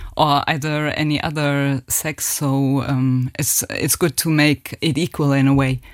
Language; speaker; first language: English; non-native, fluent; German